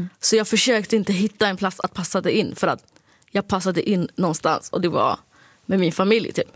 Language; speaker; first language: Swedish; early bilingual, other home language; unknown